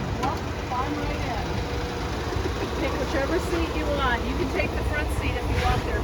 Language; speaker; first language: English; native; English